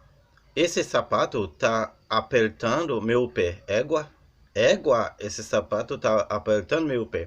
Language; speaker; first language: Portuguese; non-native, learner; Haitian Creole